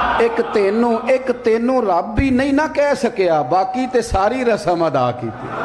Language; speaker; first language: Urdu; non-native, local second language; Punjabi